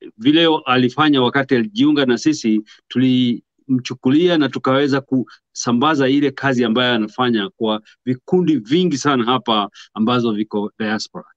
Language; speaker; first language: Swahili; non-native, local second language; Kikuyu